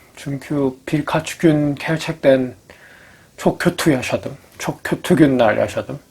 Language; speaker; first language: Turkish; non-native, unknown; Korean